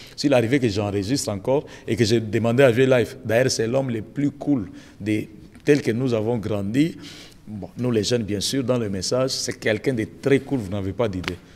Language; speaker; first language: French; non-native, local second language; Lingala